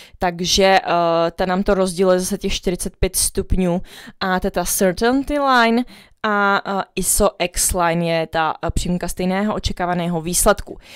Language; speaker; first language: Czech; early bilingual, other home language; Vietnamese